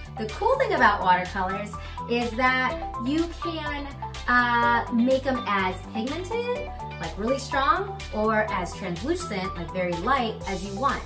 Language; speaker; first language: English; native; English